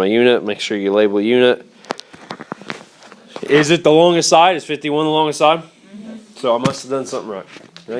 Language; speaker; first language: English; native; English